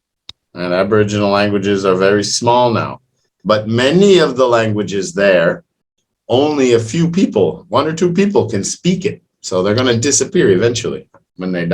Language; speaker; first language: English; non-native, fluent; French